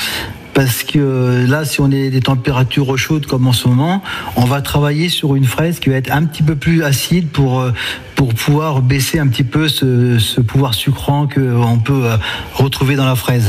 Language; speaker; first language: French; native; French